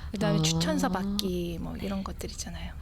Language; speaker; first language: Korean; native; Korean